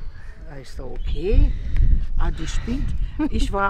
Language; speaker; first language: German; non-native, learner; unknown